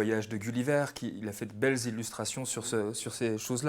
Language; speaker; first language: French; native; French